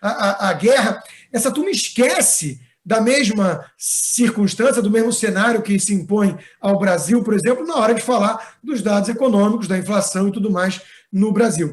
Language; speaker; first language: Portuguese; native; Portuguese